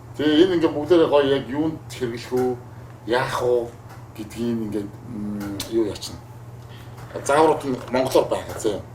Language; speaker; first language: Mongolian; native; Mongolian